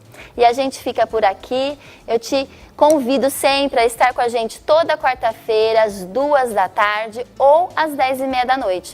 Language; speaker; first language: Portuguese; native; Portuguese